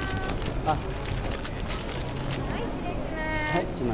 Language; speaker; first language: Japanese; non-native, learner; Filipino